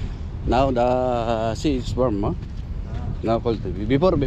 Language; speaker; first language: English; non-native, learner; Filipino